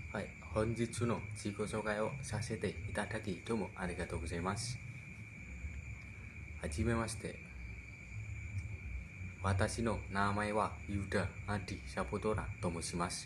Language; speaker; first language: Japanese; non-native, learner; Indonesian